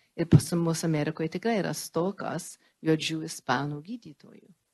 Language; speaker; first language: Lithuanian; early bilingual, heritage; Lithuanian